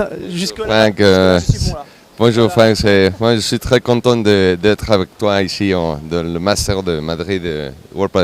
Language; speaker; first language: French; non-native, learner; Spanish